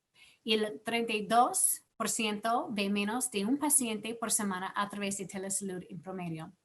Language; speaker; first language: Spanish; non-native, fluent; English